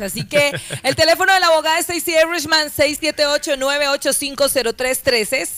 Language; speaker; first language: Spanish; native; Spanish